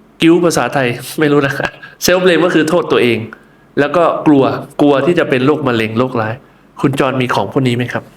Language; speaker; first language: Thai; native; Thai